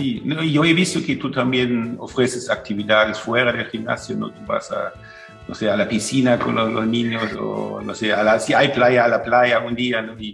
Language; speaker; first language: Spanish; non-native, fluent; German